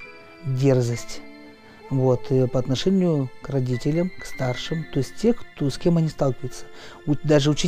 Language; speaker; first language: Russian; native; Russian